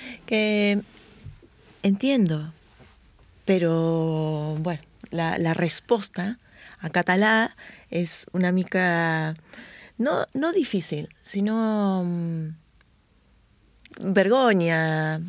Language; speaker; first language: Catalan; non-native, learner; Spanish